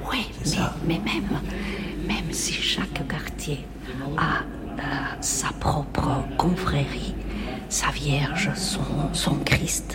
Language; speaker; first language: French; non-native, fluent; Spanish